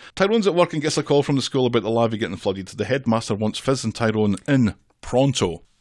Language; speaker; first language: English; native; English